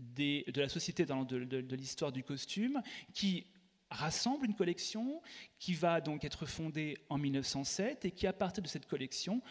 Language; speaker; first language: French; native; French